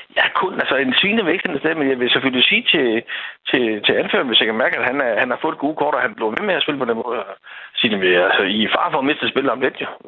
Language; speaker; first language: Danish; native; Danish